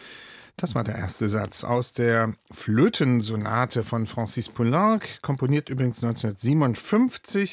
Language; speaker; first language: German; native; German